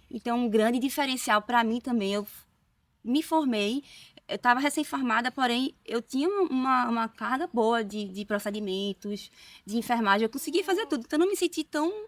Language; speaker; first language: Portuguese; native; Portuguese